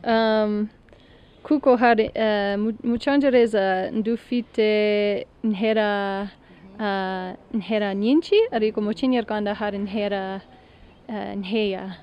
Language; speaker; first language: Kinyarwanda; non-native, learner; English